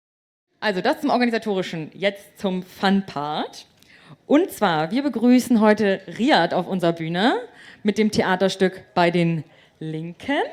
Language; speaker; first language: German; native; German